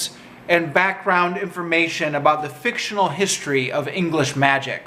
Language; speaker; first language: English; native; English